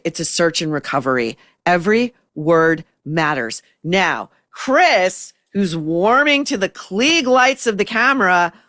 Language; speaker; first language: English; native; English